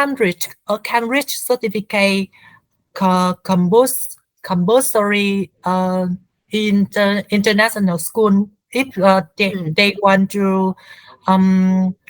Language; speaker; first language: English; non-native, learner; Vietnamese